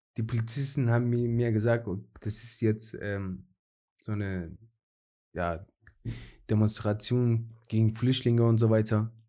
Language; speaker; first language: German; non-native, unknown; Persian